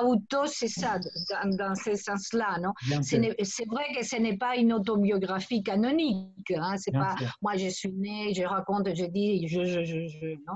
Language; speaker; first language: French; non-native, fluent; Spanish